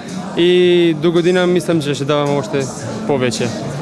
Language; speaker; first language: Bulgarian; non-native, learner; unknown